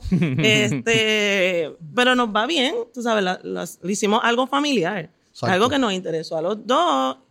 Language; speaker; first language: Spanish; native; Spanish